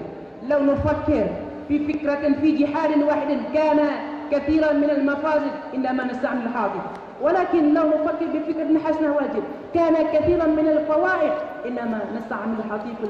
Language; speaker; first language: Arabic; non-native, learner; Achinese